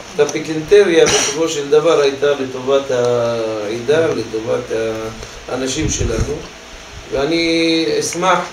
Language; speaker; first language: Hebrew; non-native, local second language; Arabic